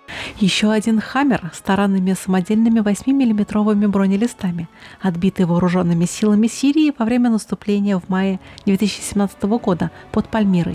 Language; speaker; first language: Russian; native; Russian